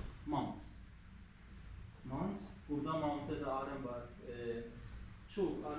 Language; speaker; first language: Turkish; non-native, learner; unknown